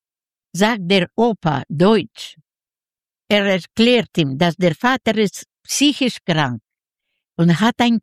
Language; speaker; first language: German; non-native, learner; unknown